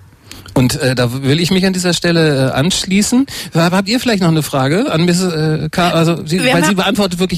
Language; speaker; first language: German; native; German